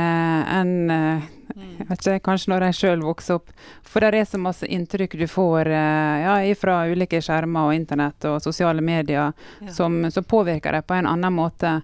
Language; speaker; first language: Norwegian; native; Norwegian